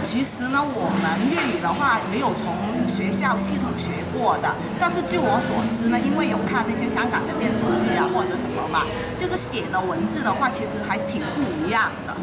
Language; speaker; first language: Chinese; non-native, local second language; Cantonese